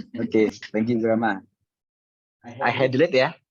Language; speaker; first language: English; non-native, learner; Indonesian